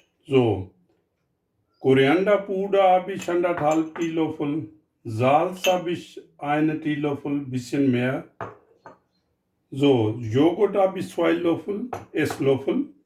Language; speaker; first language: German; non-native, learner; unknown